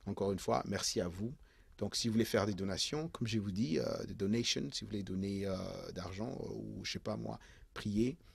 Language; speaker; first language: French; non-native, local second language; Haitian Creole